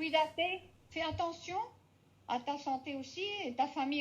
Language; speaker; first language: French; non-native, fluent; Spanish